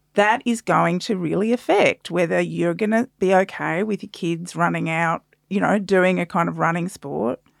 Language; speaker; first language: English; native; English